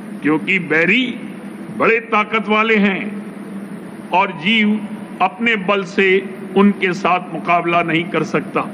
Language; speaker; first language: Hindi; native; Hindi